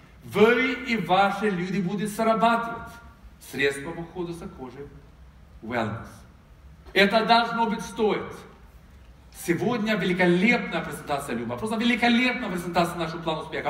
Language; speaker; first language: Russian; non-native, fluent; Swedish